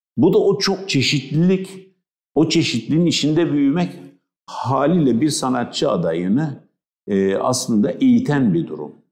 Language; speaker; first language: Turkish; non-native, local second language; Kurdish